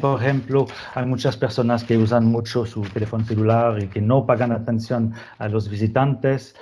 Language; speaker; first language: Spanish; non-native, fluent; French